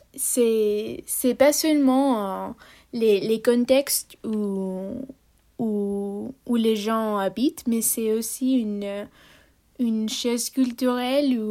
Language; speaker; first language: French; non-native, fluent; Spanish